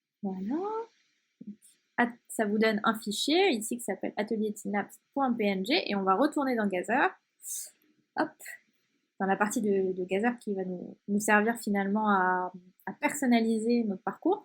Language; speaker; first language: French; native; French